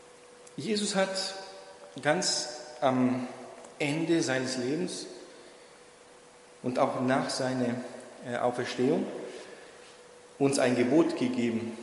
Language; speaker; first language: German; non-native, fluent; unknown